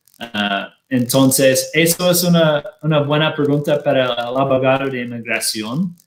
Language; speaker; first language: Spanish; non-native, fluent; Portuguese